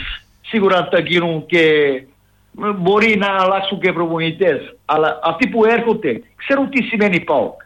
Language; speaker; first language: Greek; non-native, fluent; Serbian